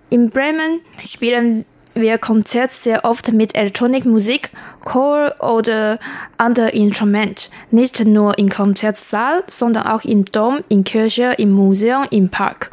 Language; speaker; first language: German; non-native, learner; Chinese